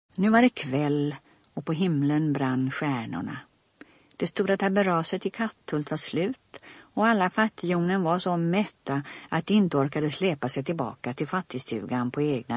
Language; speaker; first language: Swedish; native; Swedish